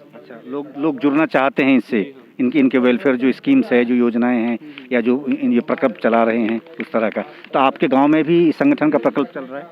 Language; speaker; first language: Hindi; native; Hindi